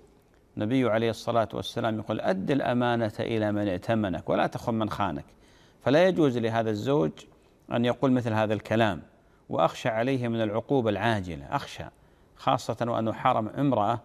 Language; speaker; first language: Arabic; native; Arabic